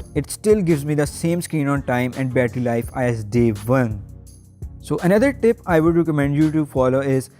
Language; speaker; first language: English; non-native, local second language; Urdu